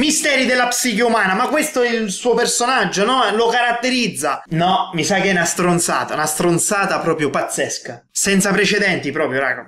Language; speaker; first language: Italian; native; Italian